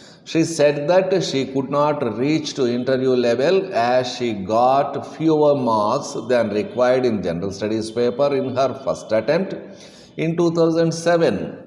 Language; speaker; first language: English; non-native, local second language; Telugu